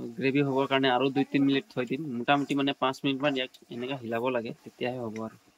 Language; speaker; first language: Assamese; non-native, local second language; Sadri